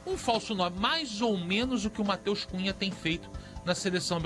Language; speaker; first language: Portuguese; native; Portuguese